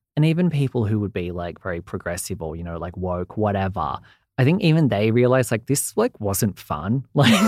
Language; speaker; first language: English; native; English